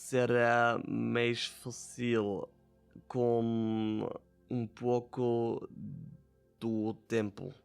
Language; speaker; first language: Portuguese; non-native, learner; German